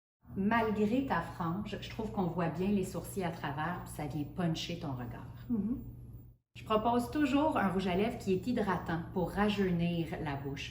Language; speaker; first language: French; native; French